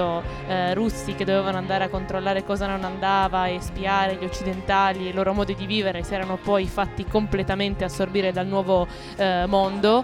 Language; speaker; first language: Italian; native; Italian